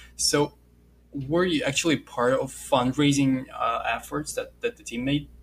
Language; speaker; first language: English; non-native, fluent; Russian